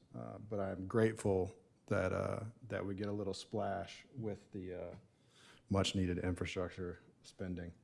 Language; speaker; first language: English; native; English